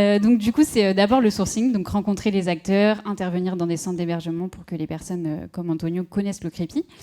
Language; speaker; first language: French; native; French